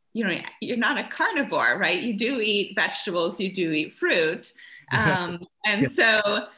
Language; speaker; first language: English; early bilingual, other home language; German